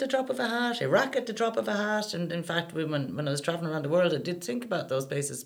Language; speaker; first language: English; native; English